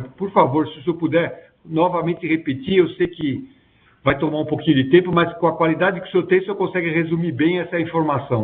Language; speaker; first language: Portuguese; native; Portuguese